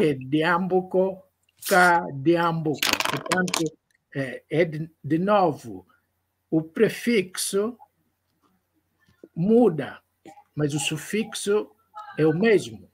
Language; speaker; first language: Portuguese; non-native, local second language; Kongo